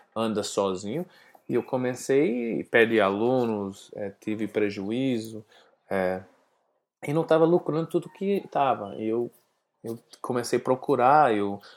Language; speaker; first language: Portuguese; non-native, fluent; English